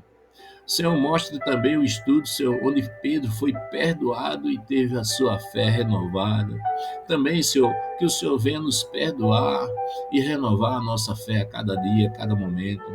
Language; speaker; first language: Portuguese; native; Portuguese